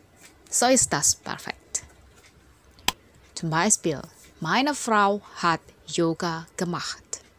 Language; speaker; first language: German; non-native, fluent; Indonesian